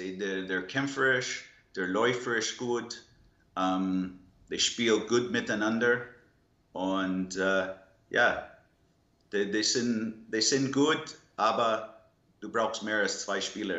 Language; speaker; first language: German; non-native, learner; English